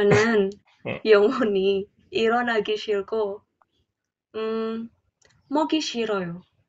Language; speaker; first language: Korean; non-native, learner; English